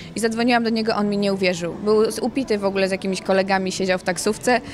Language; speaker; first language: Polish; native; Polish